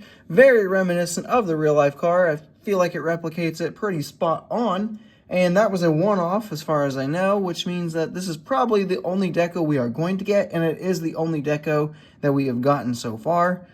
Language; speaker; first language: English; native; English